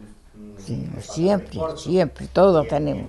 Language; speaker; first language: Spanish; native; Spanish